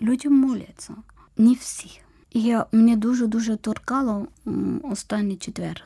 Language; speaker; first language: Ukrainian; non-native, learner; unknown